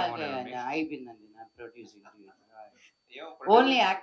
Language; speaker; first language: Telugu; native; Telugu